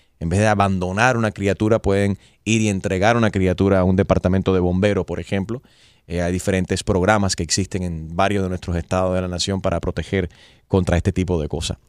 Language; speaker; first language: Spanish; early bilingual, heritage; Spanish